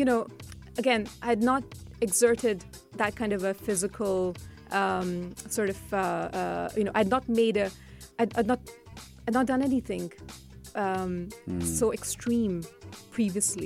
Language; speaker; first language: English; non-native, fluent; Urdu